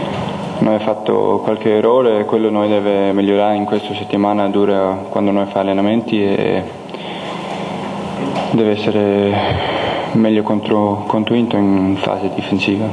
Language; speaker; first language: Italian; non-native, learner; Danish